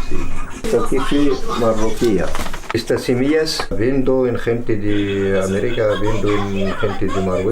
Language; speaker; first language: Spanish; non-native, learner; Arabic